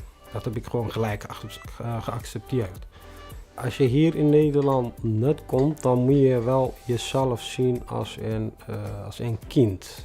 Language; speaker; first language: Dutch; non-native, fluent; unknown